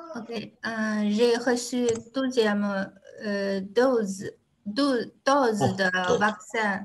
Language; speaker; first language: French; non-native, learner; Chinese